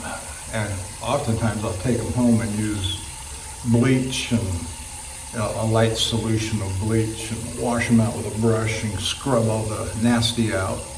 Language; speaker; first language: English; native; English